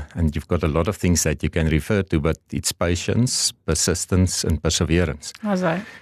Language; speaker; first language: English; non-native, local second language; Afrikaans